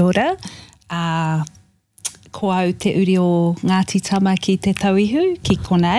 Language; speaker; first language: English; native; English